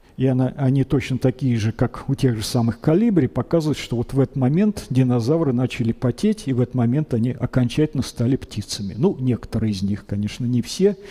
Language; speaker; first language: Russian; native; Russian